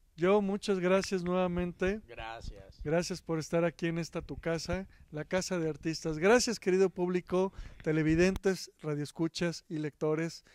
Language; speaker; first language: Spanish; native; Spanish